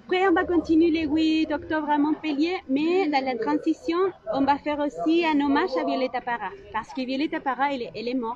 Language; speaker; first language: French; non-native, local second language; Spanish